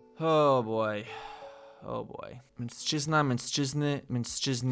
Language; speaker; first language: Polish; non-native, learner; English